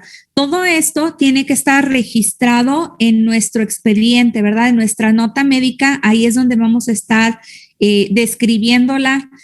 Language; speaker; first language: Spanish; native; Spanish